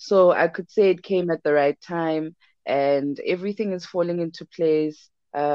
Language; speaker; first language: English; non-native, local second language; Zulu